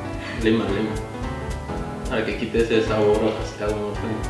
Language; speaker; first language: Spanish; native; Spanish